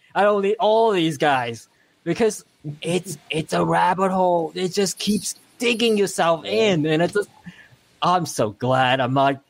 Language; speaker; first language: English; non-native, local second language; Cantonese